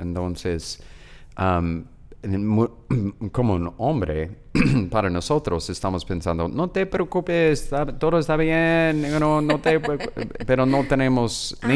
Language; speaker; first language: Spanish; non-native, learner; English